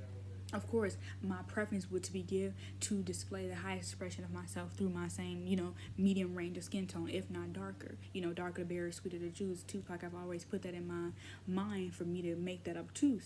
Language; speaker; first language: English; native; English